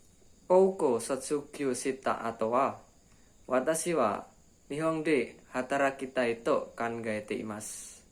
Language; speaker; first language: Japanese; non-native, learner; Indonesian